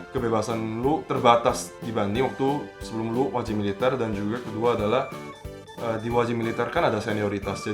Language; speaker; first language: Indonesian; early bilingual, other home language; Korean